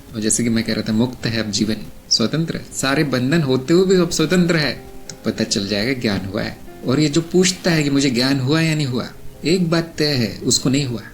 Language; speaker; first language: Hindi; non-native, local second language; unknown